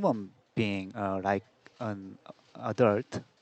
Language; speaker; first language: English; non-native, learner; Korean